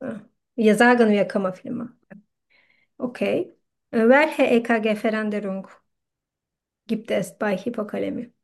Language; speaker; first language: German; non-native, fluent; Turkish